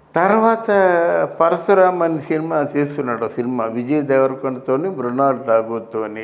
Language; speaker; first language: Telugu; native; Telugu